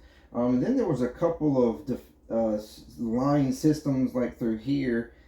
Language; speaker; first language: English; native; English